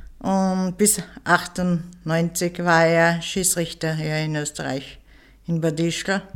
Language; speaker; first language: German; early bilingual, other home language; Turkish